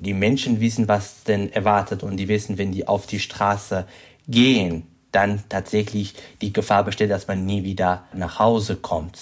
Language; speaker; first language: German; non-native, fluent; Kurdish